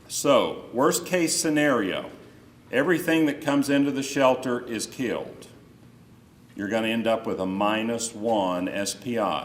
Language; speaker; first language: English; native; English